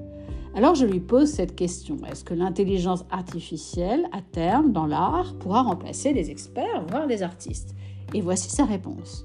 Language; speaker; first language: French; native; French